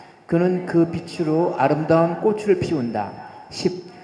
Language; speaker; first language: Korean; native; Korean